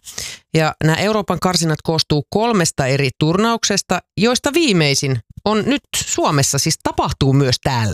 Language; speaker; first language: Finnish; native; Finnish